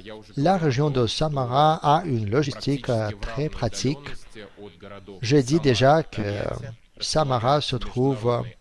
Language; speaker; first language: French; non-native, fluent; Russian